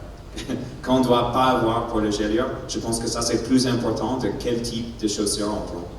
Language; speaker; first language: French; non-native, learner; English